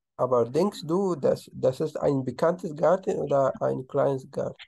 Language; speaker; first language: German; non-native, learner; Arabic